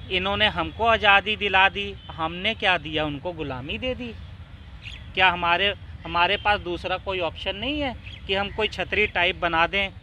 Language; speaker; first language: Hindi; non-native, local second language; Punjabi